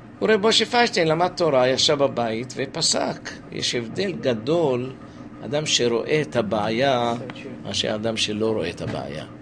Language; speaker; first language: Hebrew; native; Hebrew